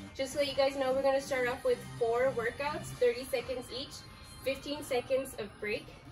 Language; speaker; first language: English; early bilingual, other home language; Spanish